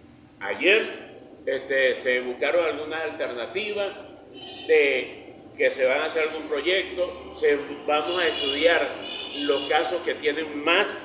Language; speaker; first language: Spanish; native; Spanish